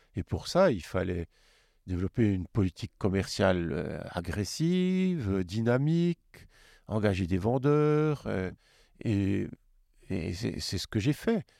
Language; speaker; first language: French; native; French